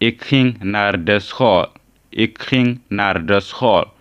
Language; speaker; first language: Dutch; non-native, learner; Tigrinya